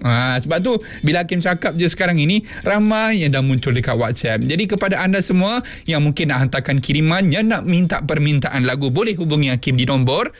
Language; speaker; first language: Malay; native; Malay